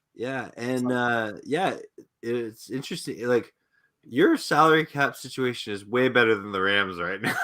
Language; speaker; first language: English; native; English